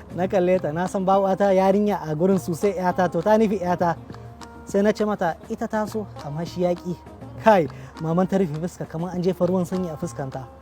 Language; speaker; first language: Hausa; non-native, local second language; Arabic